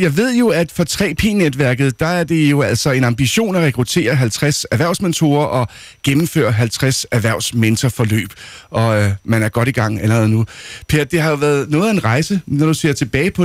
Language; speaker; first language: Danish; native; Danish